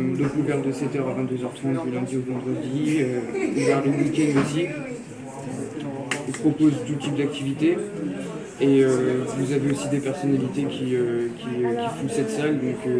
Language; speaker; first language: French; native; French